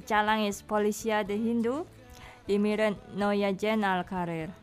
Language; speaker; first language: Catalan; non-native, learner; Indonesian